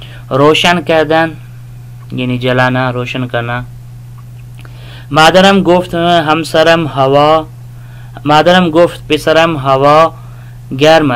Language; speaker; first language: Persian; non-native, fluent; Urdu